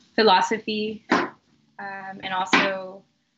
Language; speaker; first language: English; early bilingual, other home language; Spanish